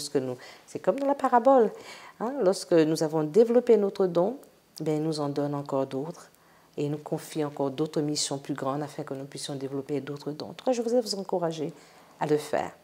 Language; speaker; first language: French; native; French